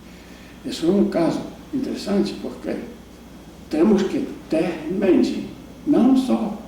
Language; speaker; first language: Portuguese; non-native, fluent; English